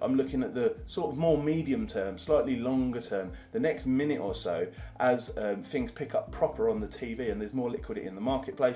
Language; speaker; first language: English; native; English